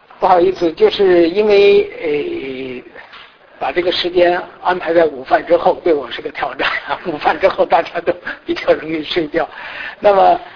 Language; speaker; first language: Chinese; native; Chinese